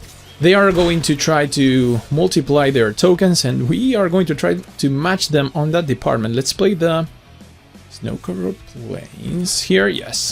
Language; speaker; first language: English; non-native, fluent; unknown